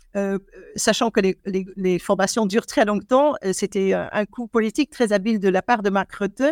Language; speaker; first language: French; non-native, fluent; Dutch